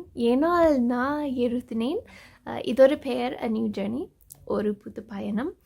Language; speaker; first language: Tamil; non-native, learner; English